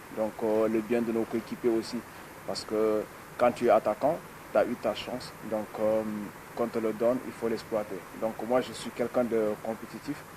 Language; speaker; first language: French; non-native, local second language; Wolof